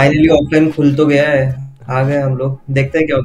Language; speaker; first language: Hindi; native; Hindi